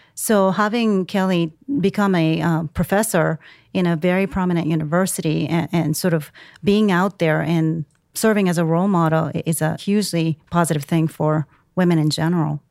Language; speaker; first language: English; non-native, fluent; Japanese